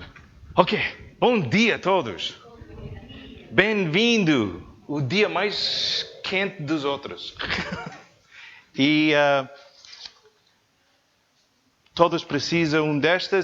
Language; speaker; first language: Portuguese; non-native, learner; English